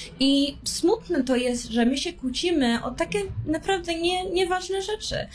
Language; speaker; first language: Polish; early bilingual, heritage; Polish